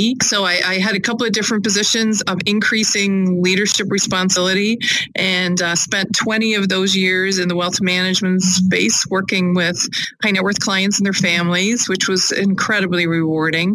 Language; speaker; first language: English; native; English